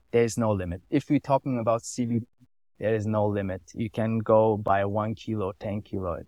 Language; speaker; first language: English; non-native, learner; German